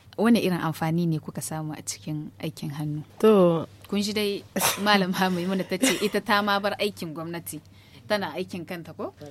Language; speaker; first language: Hausa; native; Hausa